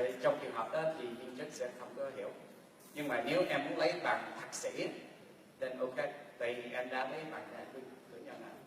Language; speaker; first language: Vietnamese; early bilingual, heritage; Vietnamese